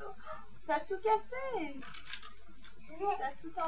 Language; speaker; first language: French; native; French